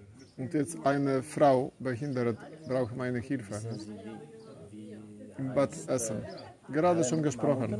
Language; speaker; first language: German; non-native, learner; Polish